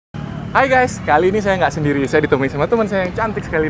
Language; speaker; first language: Indonesian; non-native, fluent; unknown